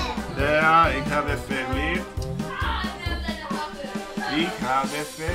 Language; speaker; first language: German; non-native, learner; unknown